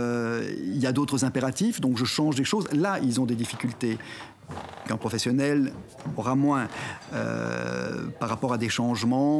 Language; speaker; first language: French; native; French